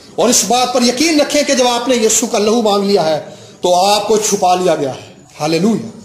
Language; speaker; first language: Urdu; non-native, local second language; Punjabi